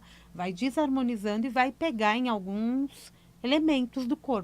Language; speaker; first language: Portuguese; native; Portuguese